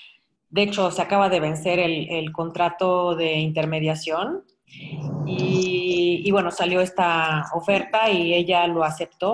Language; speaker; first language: Spanish; native; Spanish